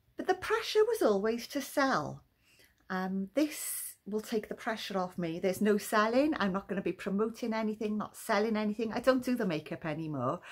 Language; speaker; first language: English; native; English